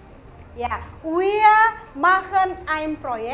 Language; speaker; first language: German; non-native, fluent; Indonesian